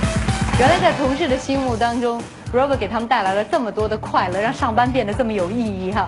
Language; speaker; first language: Chinese; native; Chinese